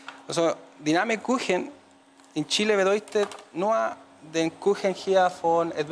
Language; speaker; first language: German; non-native, learner; Spanish